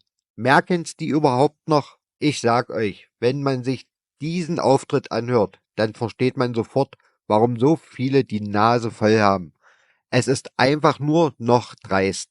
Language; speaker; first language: German; native; German